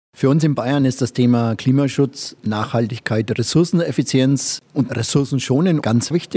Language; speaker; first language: German; native; German